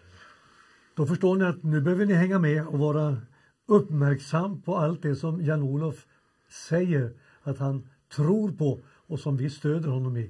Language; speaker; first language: Swedish; native; Swedish